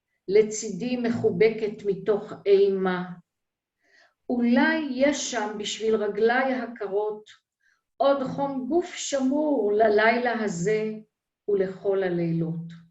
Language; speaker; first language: Hebrew; native; Hebrew